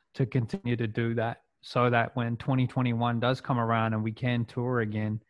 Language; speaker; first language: English; non-native, local second language; Punjabi